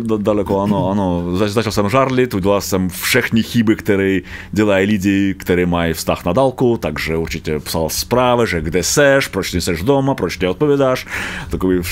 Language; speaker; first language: Czech; non-native, learner; Russian